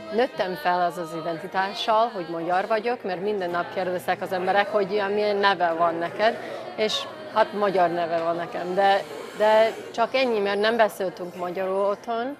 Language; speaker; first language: Hungarian; non-native, fluent; English